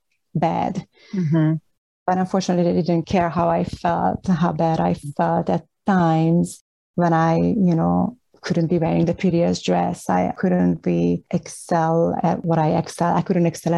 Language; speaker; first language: English; non-native, fluent; Hungarian